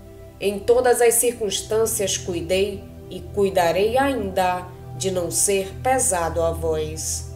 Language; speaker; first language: Portuguese; native; Portuguese